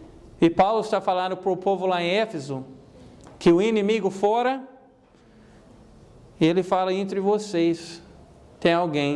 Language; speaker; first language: Portuguese; non-native, fluent; English